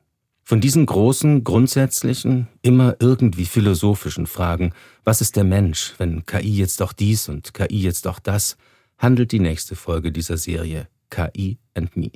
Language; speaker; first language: German; native; German